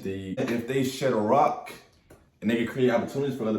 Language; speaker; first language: English; native; English